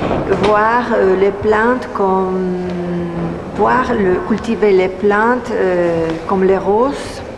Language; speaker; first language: French; non-native, learner; Spanish